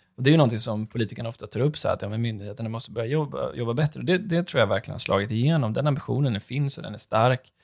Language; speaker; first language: Swedish; native; Swedish